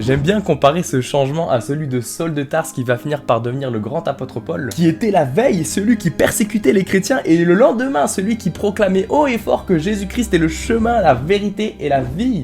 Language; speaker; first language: French; native; French